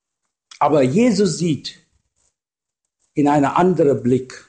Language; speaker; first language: German; non-native, learner; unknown